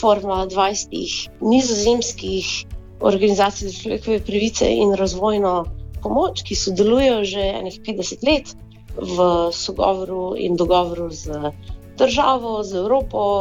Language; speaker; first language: Slovenian; early bilingual, heritage; Slovenian